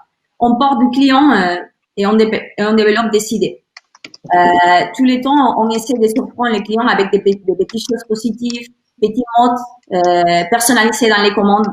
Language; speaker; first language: French; non-native, learner; Spanish